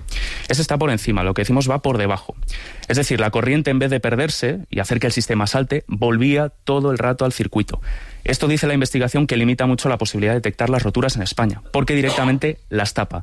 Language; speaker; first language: Spanish; native; Spanish